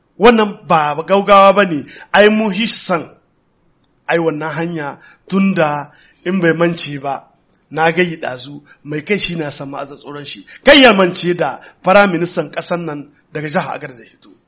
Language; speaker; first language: Hausa; non-native, local second language; Tamasheq